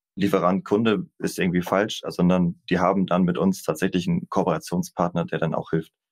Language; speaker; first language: German; native; German